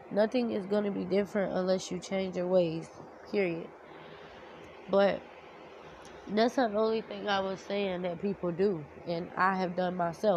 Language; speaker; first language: English; native; English